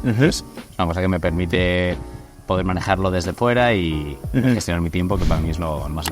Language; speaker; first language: Spanish; native; Spanish